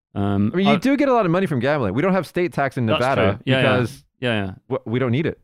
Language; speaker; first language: English; native; English